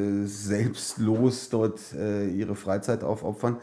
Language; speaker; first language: German; native; German